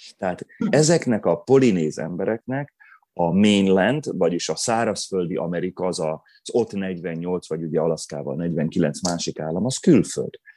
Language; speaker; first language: Hungarian; non-native, local second language; Croatian